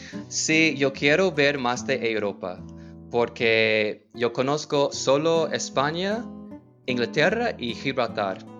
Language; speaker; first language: Spanish; non-native, learner; English